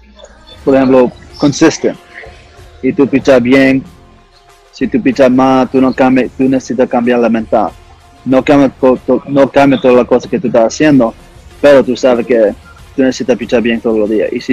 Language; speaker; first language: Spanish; early bilingual, heritage; English